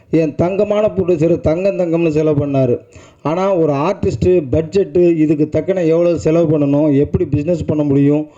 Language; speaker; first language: Tamil; native; Tamil